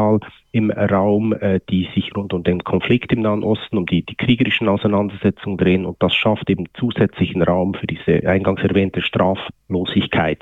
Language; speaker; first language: German; native; German